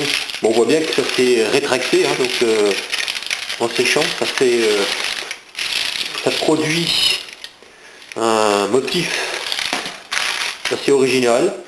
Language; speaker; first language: French; native; French